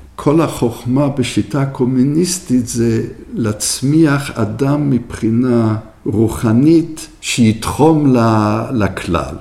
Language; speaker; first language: Hebrew; early bilingual, other home language; French